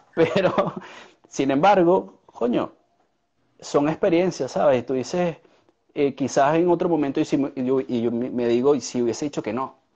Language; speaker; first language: Spanish; native; Spanish